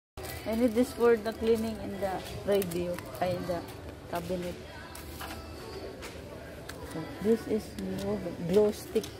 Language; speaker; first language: English; non-native, learner; Filipino